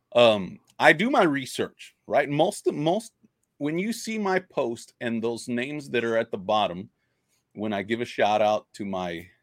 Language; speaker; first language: English; native; English